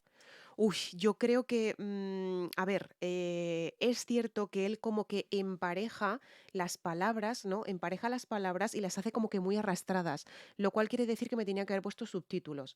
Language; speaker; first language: Spanish; native; Spanish